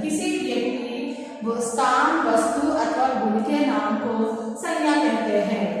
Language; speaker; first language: Hindi; non-native, local second language; Telugu